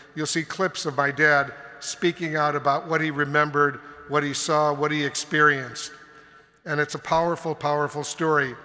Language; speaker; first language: English; native; English